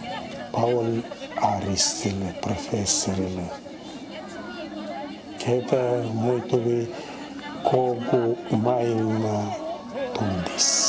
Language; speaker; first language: Estonian; non-native, fluent; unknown